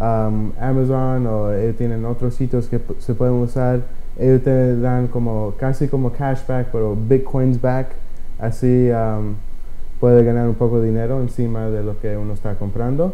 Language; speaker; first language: Spanish; early bilingual, heritage; Spanish